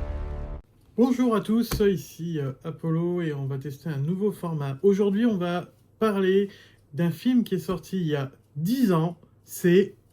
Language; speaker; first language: French; native; French